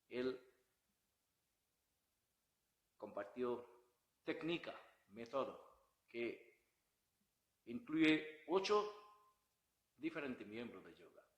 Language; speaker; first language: Spanish; non-native, learner; Bangla